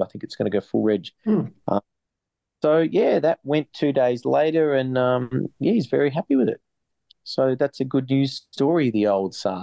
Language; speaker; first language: English; native; English